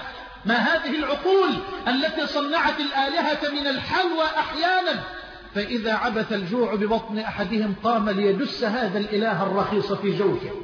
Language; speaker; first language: Arabic; native; Arabic